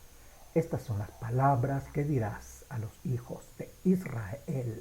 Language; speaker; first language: Spanish; native; Spanish